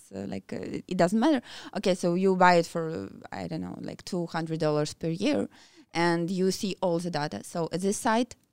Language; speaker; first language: English; non-native, fluent; Ukrainian